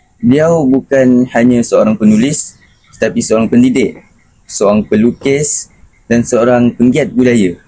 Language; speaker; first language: Malay; native; Malay